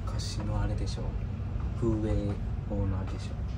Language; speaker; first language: Japanese; native; Japanese